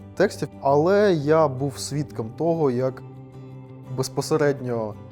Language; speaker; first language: Ukrainian; native; Ukrainian